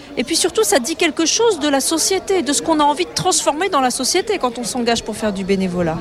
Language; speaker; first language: French; native; French